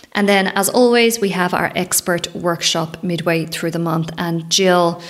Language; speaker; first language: English; native; English